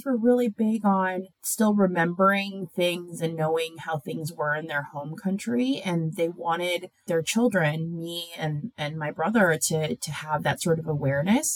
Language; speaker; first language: English; early bilingual, other home language; Korean